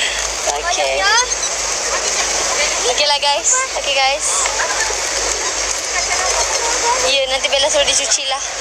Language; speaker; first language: Indonesian; non-native, local second language; Malay